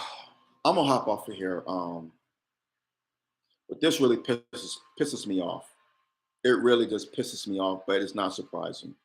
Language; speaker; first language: English; native; English